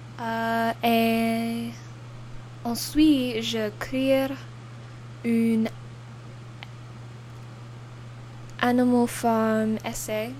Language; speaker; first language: French; non-native, learner; English